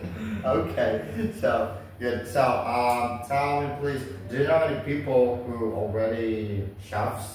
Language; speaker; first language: English; non-native, learner; Vietnamese